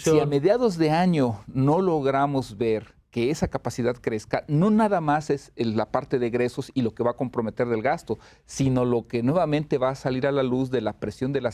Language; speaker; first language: Spanish; native; Spanish